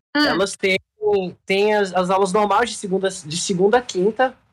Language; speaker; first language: Portuguese; native; Portuguese